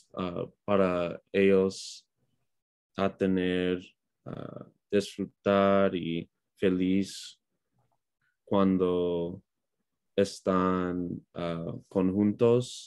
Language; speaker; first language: Spanish; non-native, learner; English